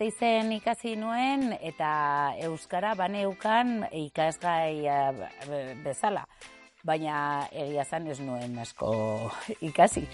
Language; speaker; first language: Basque; non-native, local second language; Spanish